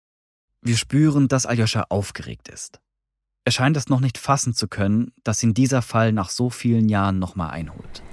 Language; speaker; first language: German; native; German